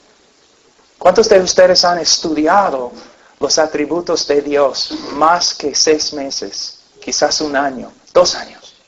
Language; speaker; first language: Spanish; non-native, fluent; English